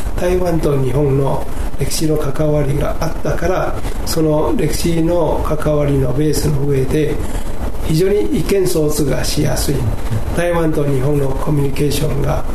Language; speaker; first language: Japanese; non-native, fluent; Chinese